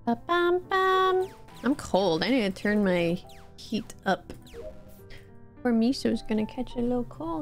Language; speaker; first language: English; native; English